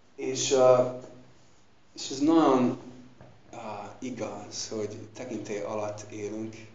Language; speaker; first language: Hungarian; non-native, fluent; English